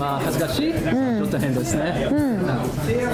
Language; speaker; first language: Japanese; non-native, learner; English